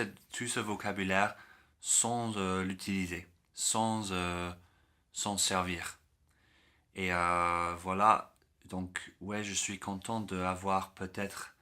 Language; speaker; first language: French; non-native, learner; English